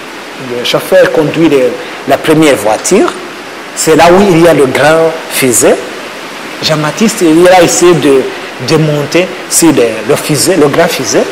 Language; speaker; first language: French; non-native, learner; Kinyarwanda